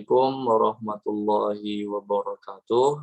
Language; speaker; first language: Indonesian; native; Indonesian